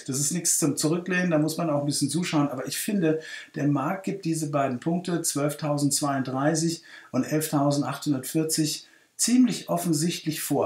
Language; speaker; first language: German; native; German